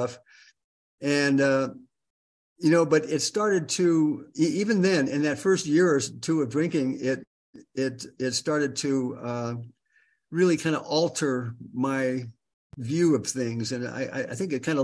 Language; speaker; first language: English; native; English